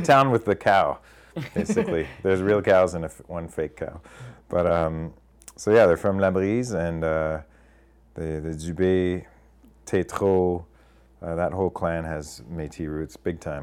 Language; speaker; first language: English; native; English